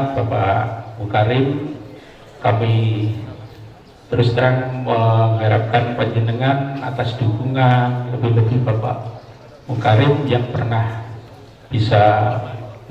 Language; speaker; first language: Indonesian; native; Indonesian